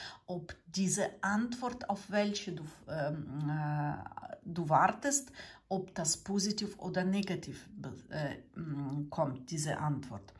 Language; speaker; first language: German; non-native, learner; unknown